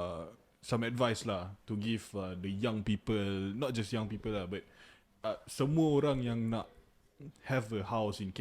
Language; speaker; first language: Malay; native; Malay